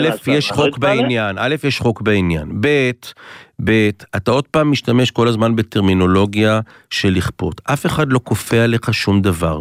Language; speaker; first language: Hebrew; native; Hebrew